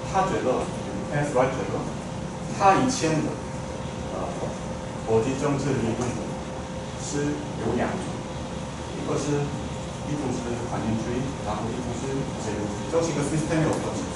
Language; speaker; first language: Chinese; non-native, fluent; Korean